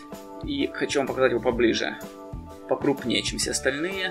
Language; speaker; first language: Russian; native; Russian